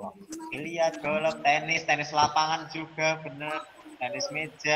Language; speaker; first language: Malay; non-native, local second language; Javanese